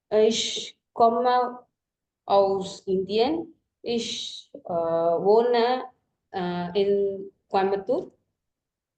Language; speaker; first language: German; non-native, learner; Tamil